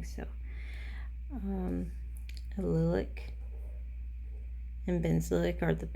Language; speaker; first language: English; native; English